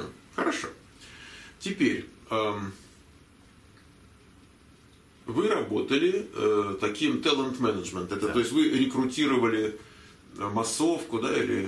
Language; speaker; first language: Russian; native; Russian